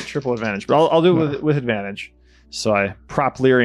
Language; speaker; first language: English; native; English